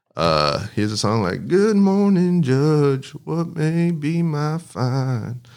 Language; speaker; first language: English; early bilingual, other home language; Spanish